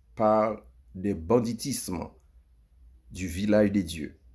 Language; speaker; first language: French; native; French